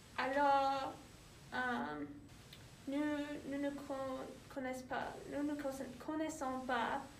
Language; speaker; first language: French; non-native, learner; English